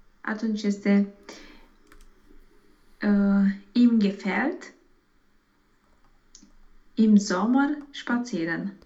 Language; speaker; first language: German; non-native, learner; Romanian